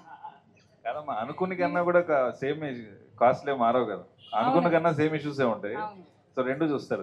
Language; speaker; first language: Telugu; native; Telugu